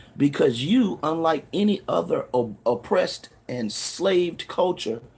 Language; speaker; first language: English; native; English